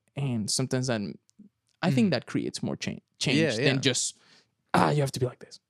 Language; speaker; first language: English; non-native, fluent; Spanish